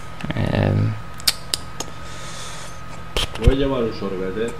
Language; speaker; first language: Spanish; native; Spanish